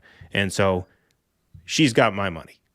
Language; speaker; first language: English; native; English